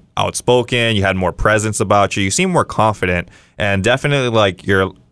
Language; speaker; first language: English; native; English